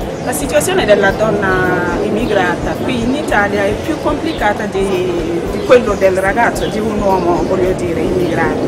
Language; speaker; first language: Italian; non-native, fluent; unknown